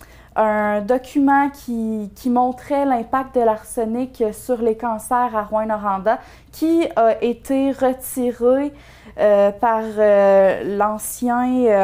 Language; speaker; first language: French; native; French